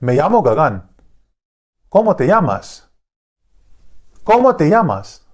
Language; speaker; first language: Spanish; non-native, fluent; Hindi